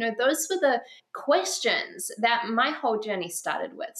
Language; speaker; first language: English; native; English